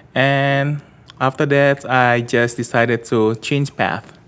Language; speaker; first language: English; early bilingual, other home language; Indonesian